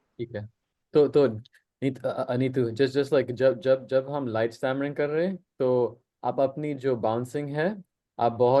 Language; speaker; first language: Hindi; non-native, local second language; English